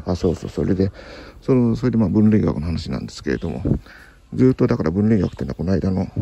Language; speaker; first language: Japanese; native; Japanese